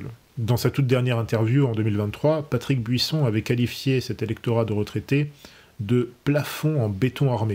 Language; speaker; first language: French; native; French